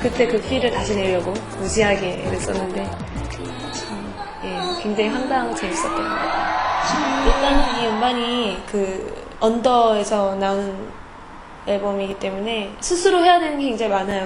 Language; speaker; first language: Korean; native; Korean